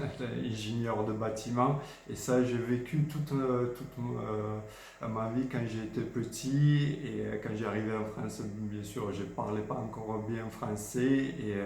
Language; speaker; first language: French; non-native, fluent; Georgian